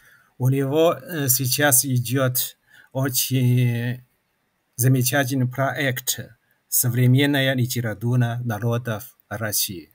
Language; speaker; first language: Russian; non-native, fluent; Chinese